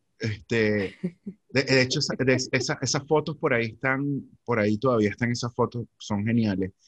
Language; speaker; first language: Spanish; native; Spanish